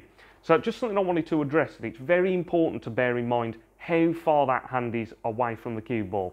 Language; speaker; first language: English; native; English